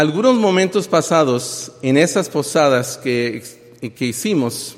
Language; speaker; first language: Spanish; early bilingual, heritage; Spanish